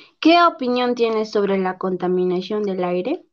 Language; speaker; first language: Spanish; native; Spanish